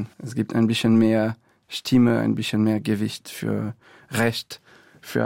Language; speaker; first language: German; non-native, fluent; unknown